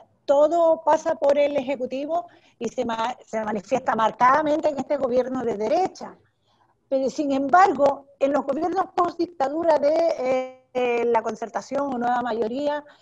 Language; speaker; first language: Spanish; native; Spanish